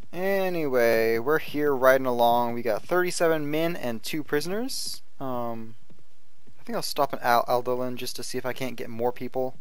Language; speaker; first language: English; native; English